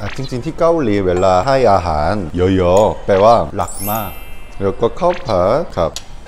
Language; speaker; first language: Thai; non-native, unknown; Korean